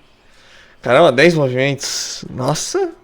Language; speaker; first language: Portuguese; native; Portuguese